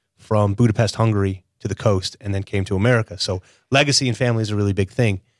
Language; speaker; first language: English; native; English